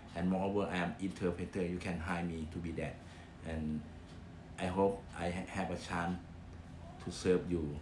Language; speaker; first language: English; non-native, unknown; Thai